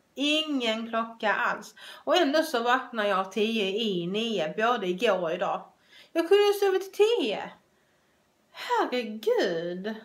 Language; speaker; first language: Swedish; native; Swedish